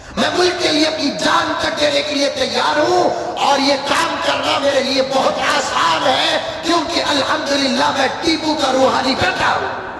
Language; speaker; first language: Urdu; native; Urdu